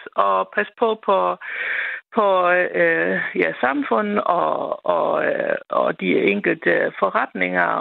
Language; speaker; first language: Danish; non-native, fluent; German